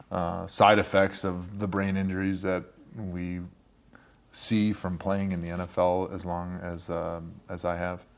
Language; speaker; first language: English; native; English